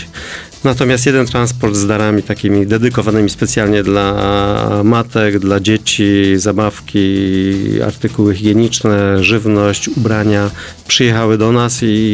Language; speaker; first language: Polish; native; Polish